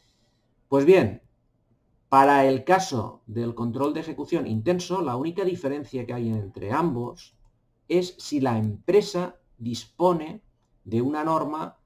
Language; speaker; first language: Spanish; native; Spanish